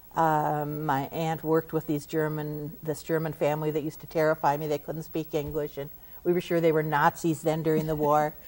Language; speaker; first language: English; native; English